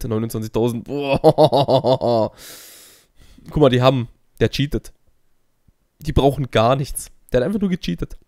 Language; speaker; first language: German; native; German